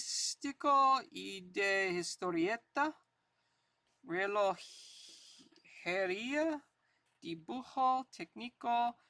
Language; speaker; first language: Spanish; non-native, learner; English